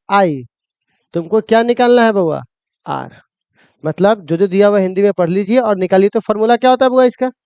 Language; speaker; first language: Hindi; native; Hindi